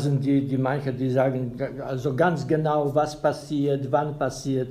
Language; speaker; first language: German; non-native, fluent; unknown